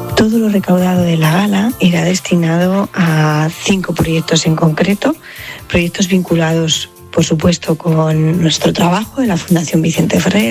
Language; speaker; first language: Spanish; native; Spanish